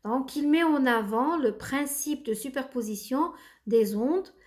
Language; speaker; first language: French; non-native, local second language; Arabic